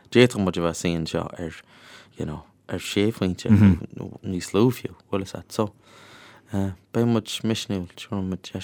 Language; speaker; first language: Irish; native; Irish